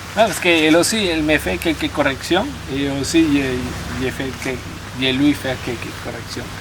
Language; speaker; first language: French; non-native, learner; Spanish